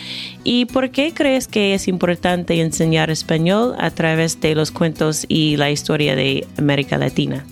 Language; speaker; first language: Spanish; non-native, fluent; English